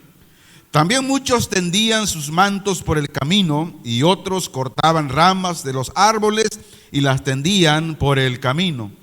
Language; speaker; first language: Spanish; native; Spanish